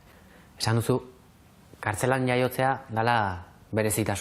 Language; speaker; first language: Basque; native; Basque